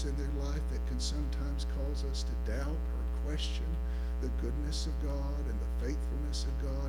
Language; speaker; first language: English; native; English